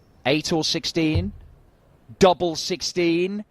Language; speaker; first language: English; native; English